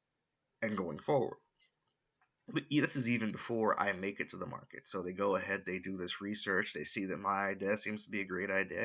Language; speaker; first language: English; native; English